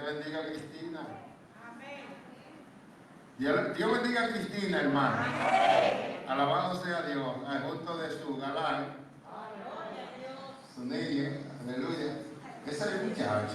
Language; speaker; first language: Spanish; native; Spanish